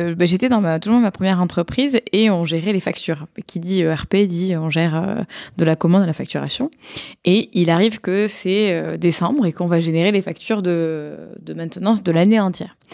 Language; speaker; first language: French; native; French